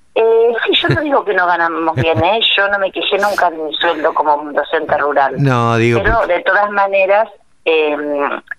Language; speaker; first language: Spanish; native; Spanish